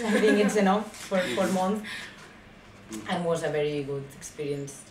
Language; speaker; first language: English; non-native, learner; Spanish